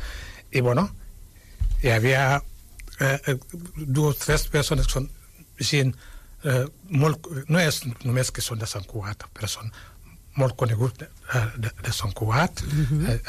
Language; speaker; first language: Catalan; non-native, fluent; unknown